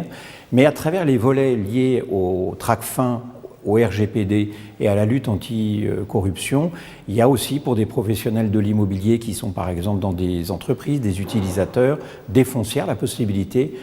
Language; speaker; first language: French; native; French